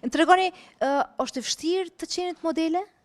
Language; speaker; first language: Albanian; native; Albanian